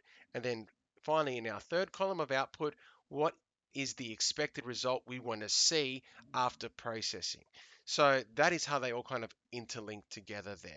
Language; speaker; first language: English; native; English